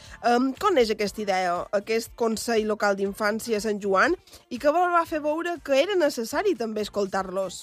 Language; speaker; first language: Catalan; native; Catalan